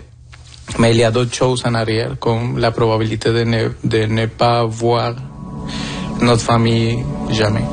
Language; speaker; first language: French; non-native, fluent; Spanish